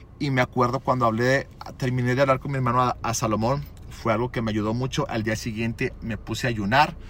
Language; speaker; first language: Spanish; early bilingual, other home language; English